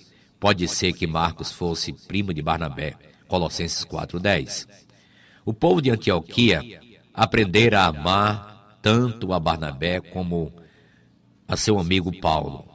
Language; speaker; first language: Portuguese; native; Portuguese